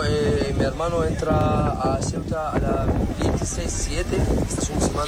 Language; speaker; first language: Spanish; non-native, learner; Arabic